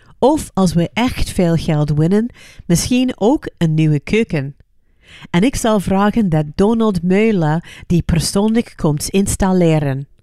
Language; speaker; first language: Dutch; non-native, fluent; English